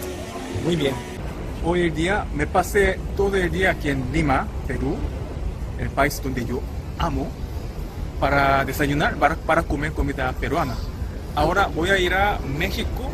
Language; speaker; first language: Spanish; non-native, learner; Korean